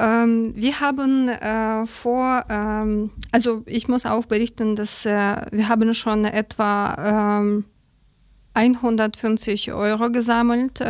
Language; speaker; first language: German; non-native, learner; Ukrainian